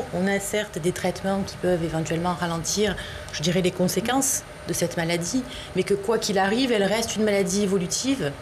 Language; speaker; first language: French; native; French